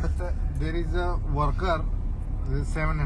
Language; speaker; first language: English; non-native, learner; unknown